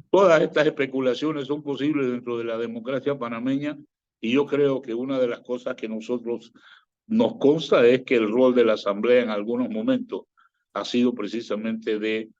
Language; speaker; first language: Spanish; native; Spanish